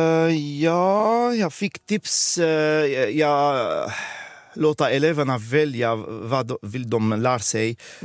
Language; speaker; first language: Swedish; non-native, fluent; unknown